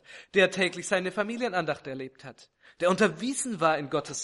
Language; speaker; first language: German; native; German